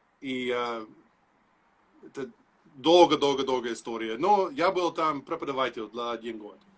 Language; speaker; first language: Russian; non-native, learner; English